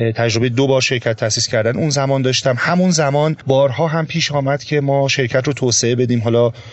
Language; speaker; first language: Persian; native; Persian